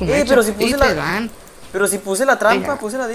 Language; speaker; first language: Spanish; native; Spanish